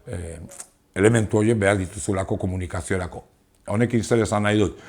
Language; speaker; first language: Basque; non-native, local second language; Spanish